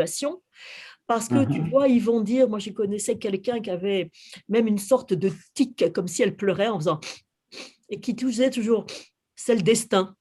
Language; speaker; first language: French; native; French